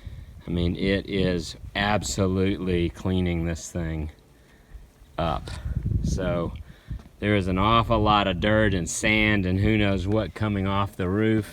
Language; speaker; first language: English; native; English